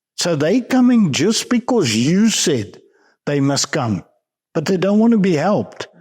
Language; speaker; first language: English; non-native, local second language; Afrikaans